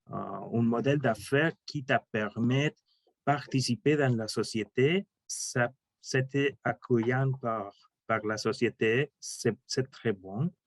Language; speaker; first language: French; non-native, learner; Spanish